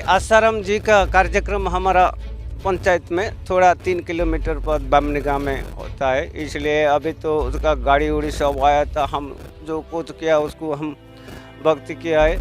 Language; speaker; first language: Hindi; non-native, local second language; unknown